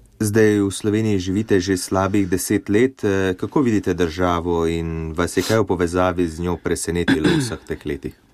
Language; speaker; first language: Slovenian; native; Slovenian